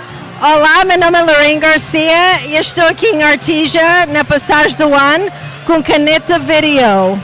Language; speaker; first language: Portuguese; early bilingual, heritage; Portuguese